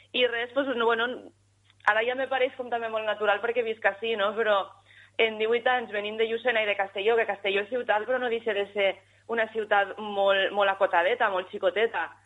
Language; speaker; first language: Catalan; native; Catalan